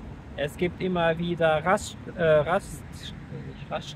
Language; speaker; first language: German; native; German